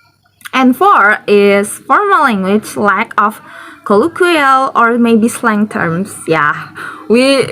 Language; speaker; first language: English; non-native, learner; Indonesian